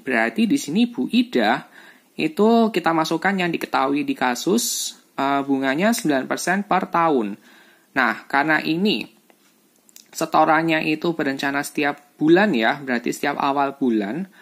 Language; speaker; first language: Indonesian; native; Indonesian